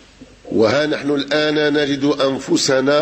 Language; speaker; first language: Arabic; native; Arabic